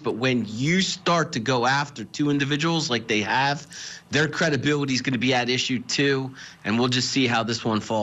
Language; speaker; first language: English; native; English